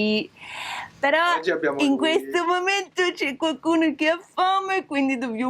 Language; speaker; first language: Italian; non-native, fluent; English